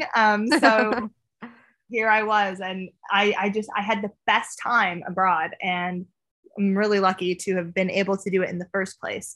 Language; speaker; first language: English; native; English